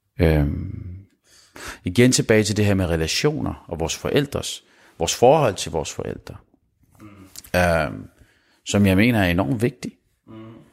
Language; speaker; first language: Danish; early bilingual, other home language; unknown